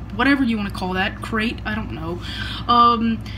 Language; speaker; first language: English; native; English